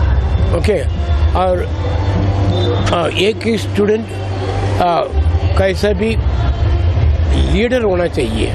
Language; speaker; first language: Hindi; non-native, local second language; Tamil